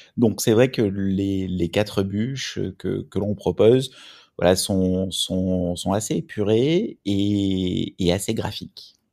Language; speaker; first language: French; native; French